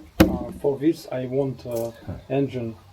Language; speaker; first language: English; non-native, learner; Russian